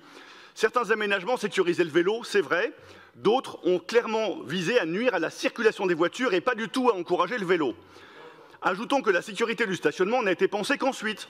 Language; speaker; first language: French; native; French